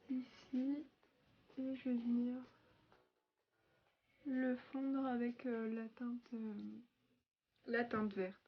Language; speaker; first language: French; native; French